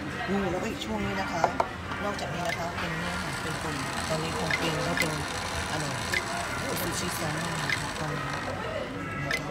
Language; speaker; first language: Japanese; non-native, learner; Thai